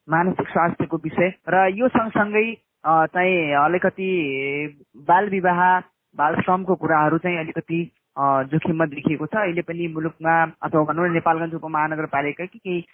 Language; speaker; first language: Nepali; non-native, local second language; Awadhi